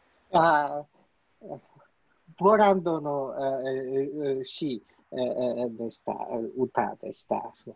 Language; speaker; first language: Japanese; non-native, learner; Polish